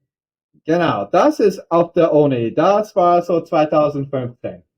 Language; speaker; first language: German; non-native, fluent; English